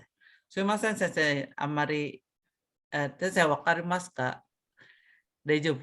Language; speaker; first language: Japanese; non-native, learner; Indonesian